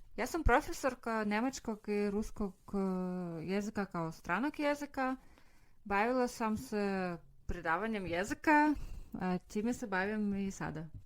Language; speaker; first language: Bosnian; non-native, fluent; Russian